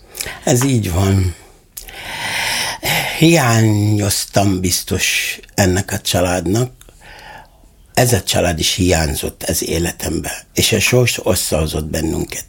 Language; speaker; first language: Hungarian; non-native, fluent; Arabic